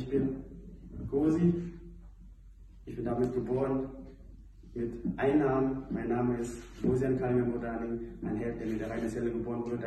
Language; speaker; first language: German; non-native, fluent; Indonesian